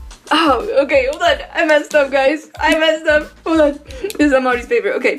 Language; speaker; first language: English; early bilingual, other home language; Spanish